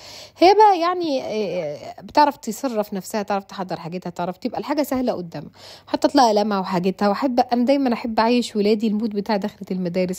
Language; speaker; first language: Arabic; native; Arabic